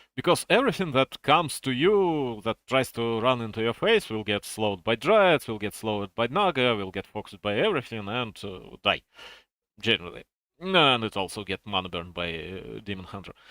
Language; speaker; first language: English; non-native, fluent; Russian